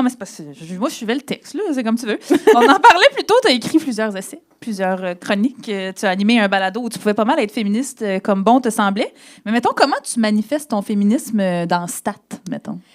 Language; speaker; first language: French; native; French